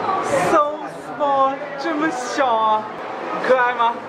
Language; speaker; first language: Chinese; non-native, fluent; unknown